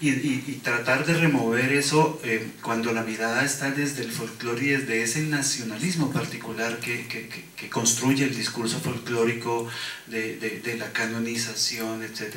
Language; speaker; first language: Spanish; native; Spanish